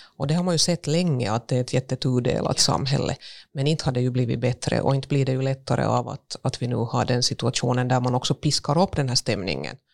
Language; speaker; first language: Swedish; native; Swedish